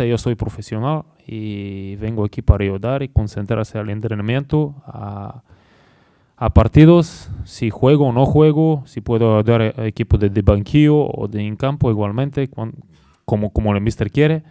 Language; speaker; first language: Spanish; non-native, learner; Bulgarian